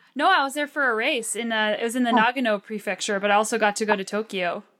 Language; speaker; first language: English; early bilingual, other home language; Arabic